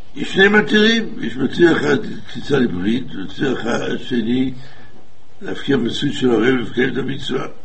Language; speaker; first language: Hebrew; non-native, fluent; English